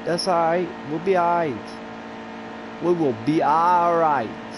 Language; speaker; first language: English; native; English